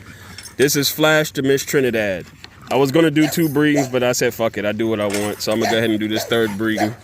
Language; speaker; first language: English; native; English